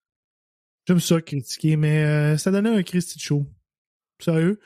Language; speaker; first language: French; native; French